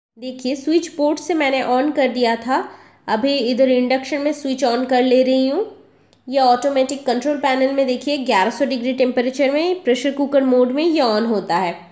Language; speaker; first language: Hindi; non-native, local second language; Bangla